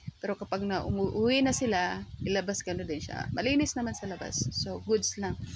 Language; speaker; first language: Filipino; non-native, local second language; Cebuano